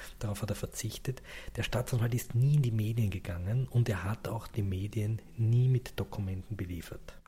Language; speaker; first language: German; native; German